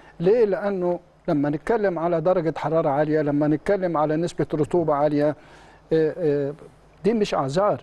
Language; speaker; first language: Egyptian Arabic; native; Egyptian Arabic